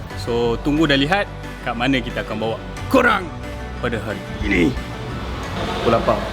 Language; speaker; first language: Malay; native; Malay